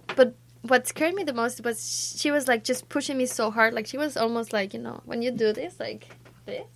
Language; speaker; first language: English; non-native, fluent; Spanish